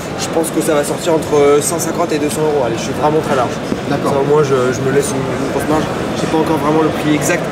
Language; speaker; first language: French; native; French